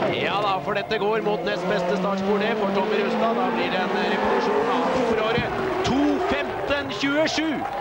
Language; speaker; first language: Norwegian; native; Norwegian